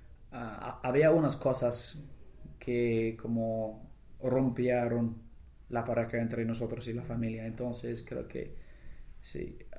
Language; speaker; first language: Spanish; non-native, fluent; English